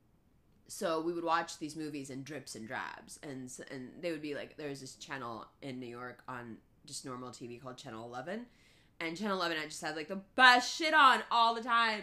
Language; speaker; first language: English; early bilingual, other home language; Urdu